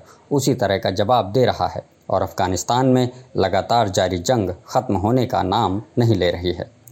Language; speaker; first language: Hindi; native; Hindi